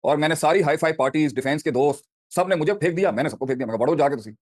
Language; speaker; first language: Urdu; native; Urdu